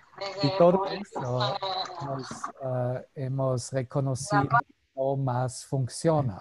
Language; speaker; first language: Spanish; non-native, fluent; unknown